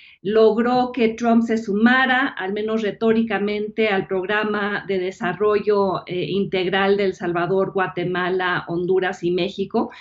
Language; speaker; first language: Spanish; native; Spanish